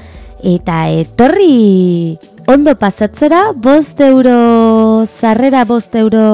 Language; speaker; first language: Basque; non-native, learner; Spanish